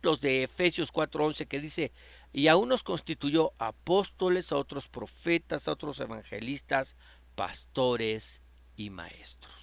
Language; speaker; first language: Spanish; native; Spanish